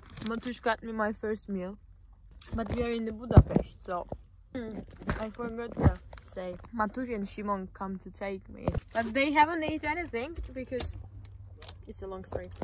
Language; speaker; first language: English; non-native, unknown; Turkish